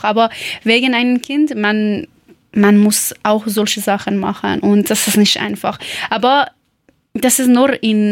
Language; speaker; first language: German; non-native, learner; Persian